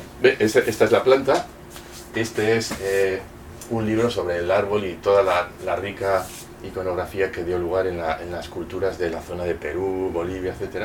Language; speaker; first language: Spanish; native; Spanish